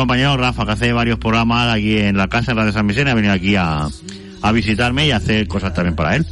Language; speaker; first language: Spanish; native; Spanish